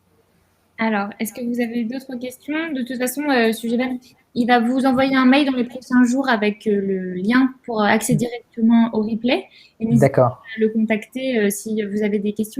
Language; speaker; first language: French; native; French